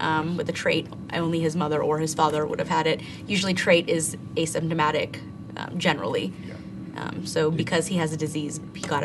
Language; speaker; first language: English; native; English